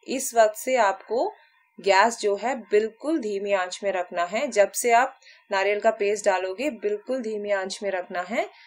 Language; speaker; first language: Hindi; non-native, local second language; Malayalam